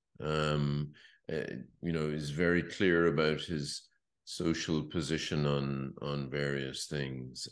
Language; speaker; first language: English; native; English